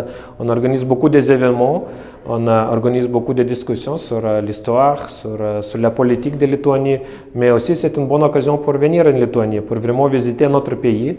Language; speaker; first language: French; non-native, fluent; Lithuanian